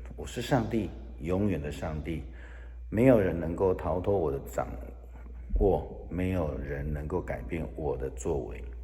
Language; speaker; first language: Chinese; native; Chinese